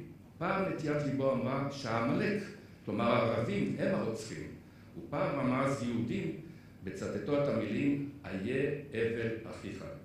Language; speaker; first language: Hebrew; native; Hebrew